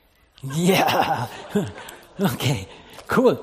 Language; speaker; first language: German; non-native, fluent; English